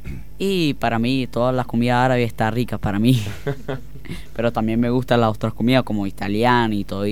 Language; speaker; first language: Spanish; non-native, learner; Arabic